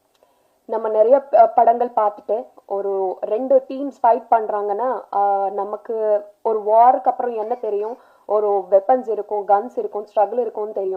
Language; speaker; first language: Tamil; non-native, learner; Telugu